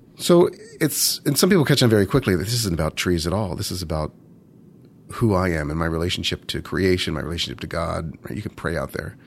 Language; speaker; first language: English; native; English